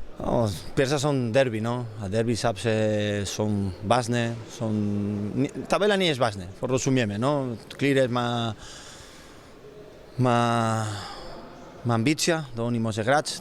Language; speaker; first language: Polish; non-native, learner; Spanish